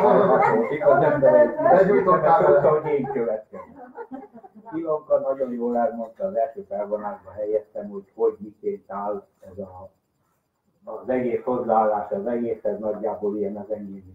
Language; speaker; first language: Hungarian; native; Hungarian